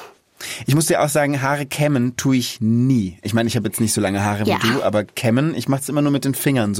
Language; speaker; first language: German; native; German